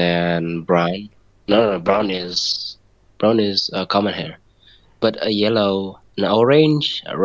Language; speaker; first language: English; non-native, learner; Indonesian